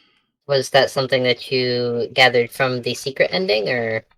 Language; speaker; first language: English; native; English